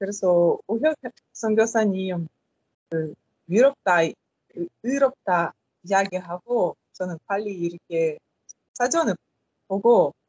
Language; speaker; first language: Korean; non-native, learner; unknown